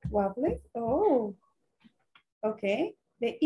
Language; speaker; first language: English; non-native, learner; Spanish